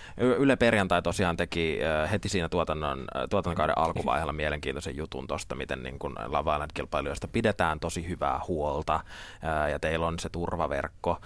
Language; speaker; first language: Finnish; native; Finnish